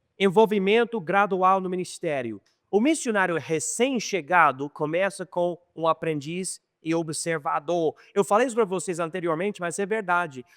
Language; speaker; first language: Portuguese; non-native, fluent; English